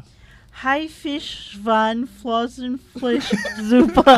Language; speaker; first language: German; non-native, learner; Filipino